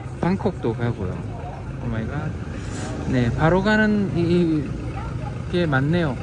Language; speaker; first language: Korean; native; Korean